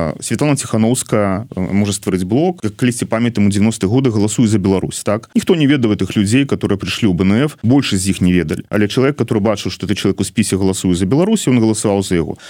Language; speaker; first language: Belarusian; non-native, local second language; Russian